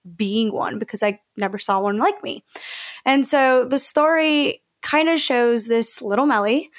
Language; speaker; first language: English; early bilingual, other home language; Spanish